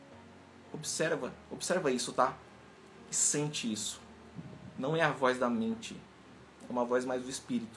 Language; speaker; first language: Portuguese; native; Portuguese